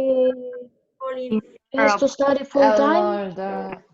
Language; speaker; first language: English; non-native, learner; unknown